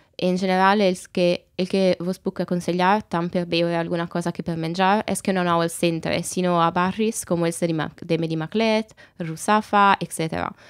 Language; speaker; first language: Catalan; non-native, fluent; Italian